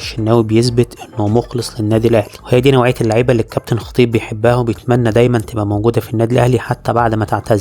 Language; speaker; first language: Arabic; native; Arabic